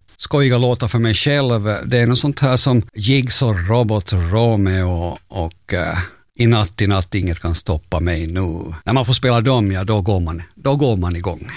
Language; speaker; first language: Swedish; native; Swedish